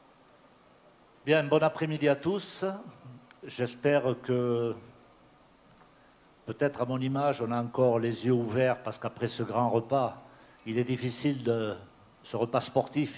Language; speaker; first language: French; native; French